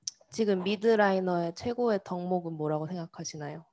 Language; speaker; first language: Korean; native; Korean